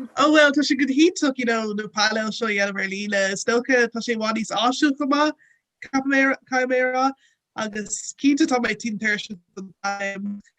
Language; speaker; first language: Irish; non-native, local second language; Yoruba